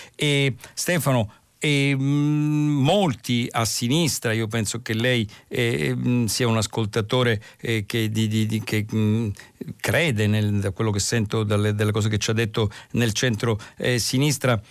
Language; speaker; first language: Italian; native; Italian